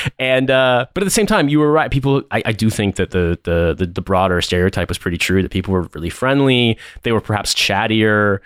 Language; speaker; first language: English; native; English